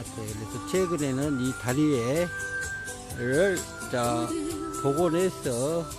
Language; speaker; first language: Korean; native; Korean